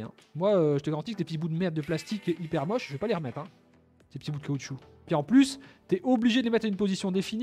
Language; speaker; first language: French; native; French